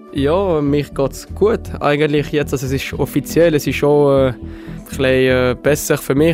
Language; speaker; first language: German; non-native, local second language; French